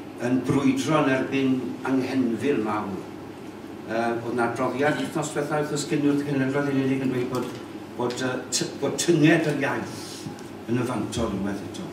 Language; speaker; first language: Welsh; native; Welsh